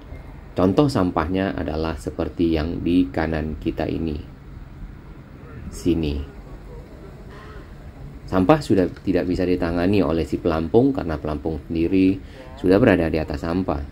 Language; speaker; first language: Indonesian; native; Indonesian